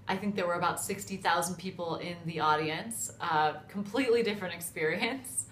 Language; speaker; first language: English; native; English